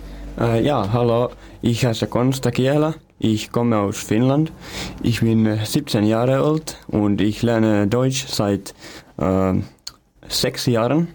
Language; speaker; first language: German; non-native, learner; Finnish